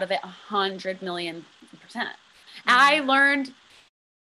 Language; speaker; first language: English; native; English